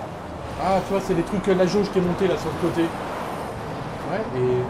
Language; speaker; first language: French; native; French